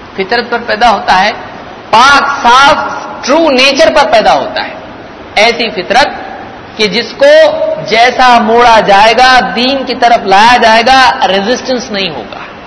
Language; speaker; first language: Urdu; native; Urdu